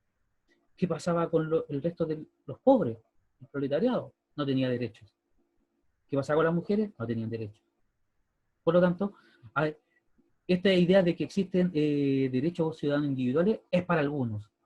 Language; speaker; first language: Spanish; native; Spanish